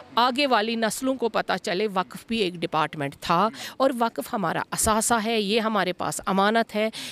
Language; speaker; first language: Hindi; non-native, local second language; Kashmiri